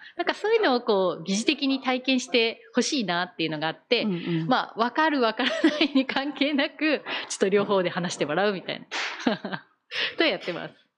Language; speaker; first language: Japanese; native; Japanese